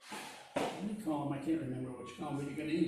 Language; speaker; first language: English; native; English